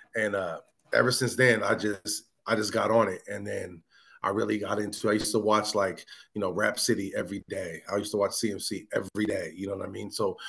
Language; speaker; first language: English; native; English